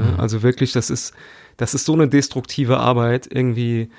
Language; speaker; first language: German; native; German